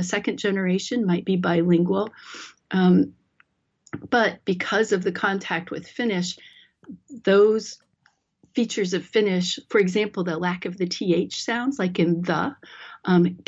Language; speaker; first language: English; native; English